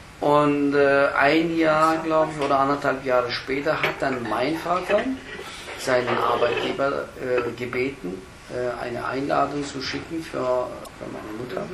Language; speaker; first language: German; early bilingual, other home language; Turkish